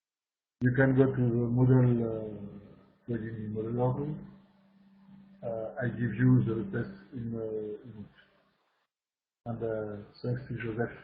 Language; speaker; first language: English; non-native, learner; French